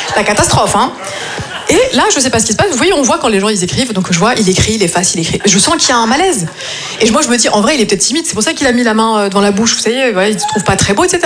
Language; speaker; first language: French; native; French